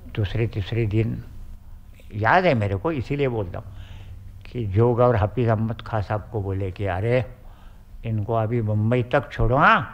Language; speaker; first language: Hindi; non-native, local second language; Marathi